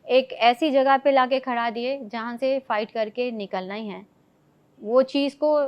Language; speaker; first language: Hindi; non-native, local second language; Telugu